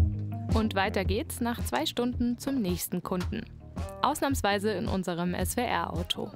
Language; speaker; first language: German; native; German